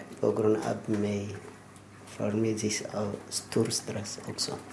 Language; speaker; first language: Norwegian; non-native, learner; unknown